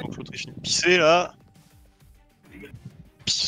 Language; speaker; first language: French; native; French